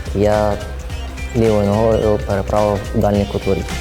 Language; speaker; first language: Ukrainian; early bilingual, other home language; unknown